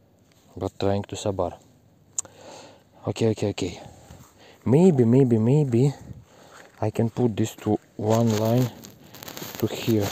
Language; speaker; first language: English; non-native, learner; Russian